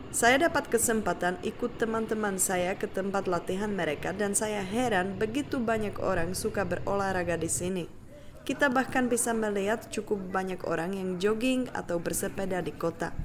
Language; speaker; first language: Indonesian; non-native, fluent; Czech